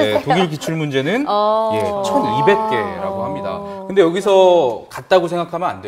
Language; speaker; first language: Korean; native; Korean